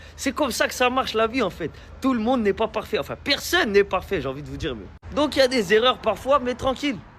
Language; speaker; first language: French; early bilingual, other home language; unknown